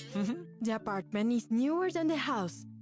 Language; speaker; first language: English; non-native, fluent; Spanish